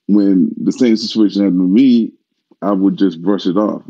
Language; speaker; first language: English; native; English